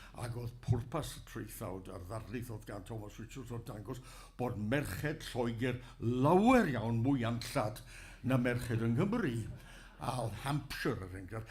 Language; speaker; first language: Welsh; native; Welsh